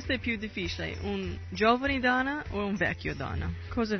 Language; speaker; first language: Italian; non-native, learner; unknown